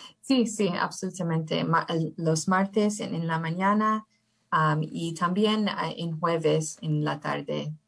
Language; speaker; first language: Spanish; early bilingual, heritage; English